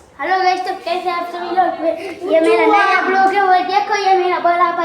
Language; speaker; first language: Hindi; non-native, local second language; Gujarati